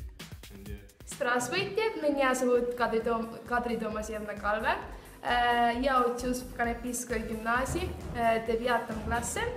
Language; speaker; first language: Russian; non-native, learner; Estonian